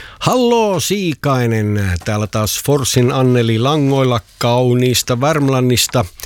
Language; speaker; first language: Finnish; native; Finnish